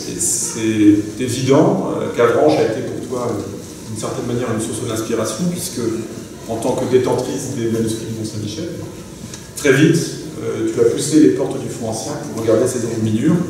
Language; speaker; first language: French; native; French